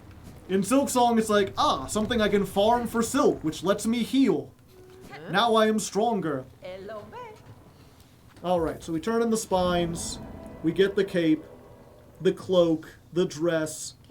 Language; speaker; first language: English; native; English